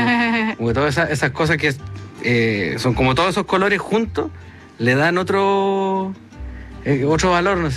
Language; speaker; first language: Spanish; native; Spanish